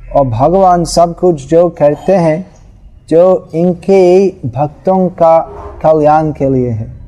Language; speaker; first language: Hindi; non-native, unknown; English